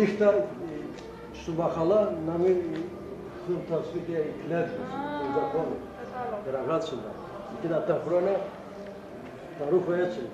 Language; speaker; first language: Greek; early bilingual, heritage; Greek